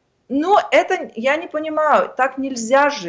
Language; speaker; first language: Russian; early bilingual, other home language; Armenian